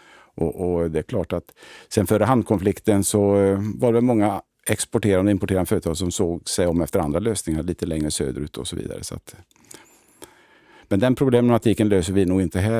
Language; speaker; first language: Swedish; native; Swedish